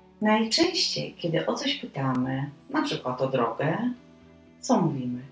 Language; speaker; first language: Polish; non-native, fluent; Ukrainian